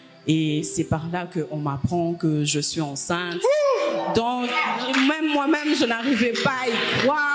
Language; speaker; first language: French; non-native, local second language; Lingala